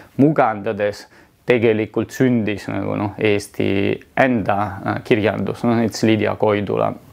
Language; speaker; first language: Estonian; non-native, fluent; Italian